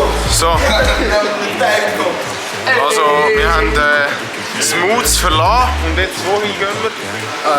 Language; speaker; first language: German; native; German